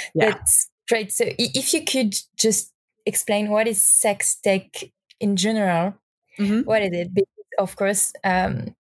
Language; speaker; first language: English; non-native, fluent; French